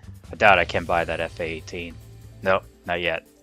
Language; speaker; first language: English; native; English